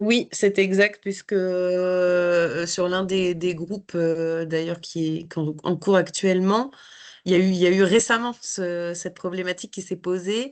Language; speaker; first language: French; native; French